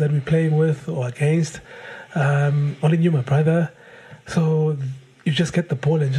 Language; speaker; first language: English; non-native, local second language; Xhosa